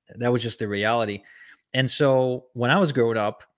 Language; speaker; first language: English; early bilingual, other home language; Ukrainian